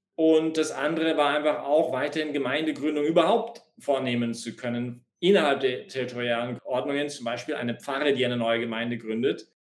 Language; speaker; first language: German; non-native, fluent; English